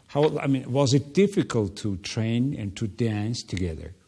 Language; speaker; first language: English; non-native, learner; Mongolian